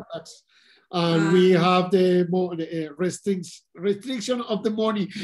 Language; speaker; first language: English; non-native, learner; Spanish